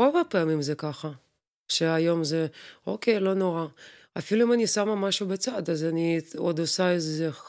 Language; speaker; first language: Hebrew; non-native, fluent; Russian